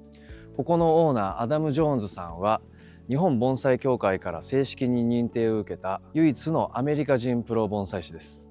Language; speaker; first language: Japanese; native; Japanese